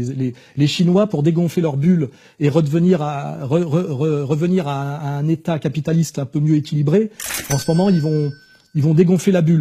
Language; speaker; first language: French; native; French